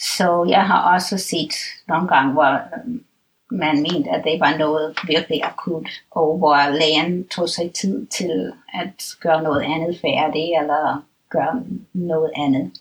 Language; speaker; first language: Danish; non-native, fluent; English